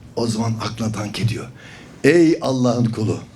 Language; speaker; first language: Turkish; native; Turkish